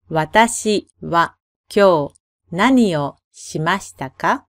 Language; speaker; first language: Japanese; native; Japanese